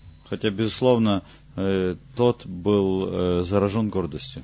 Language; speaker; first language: Russian; native; Russian